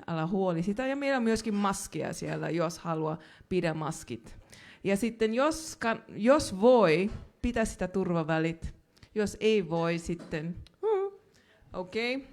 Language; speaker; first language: Finnish; non-native, fluent; English